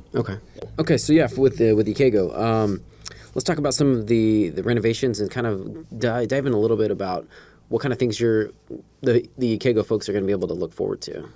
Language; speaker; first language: English; native; English